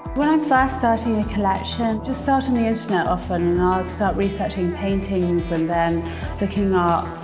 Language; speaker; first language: English; native; English